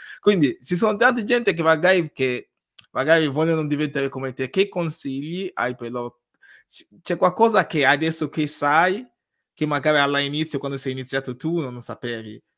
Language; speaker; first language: Italian; non-native, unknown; English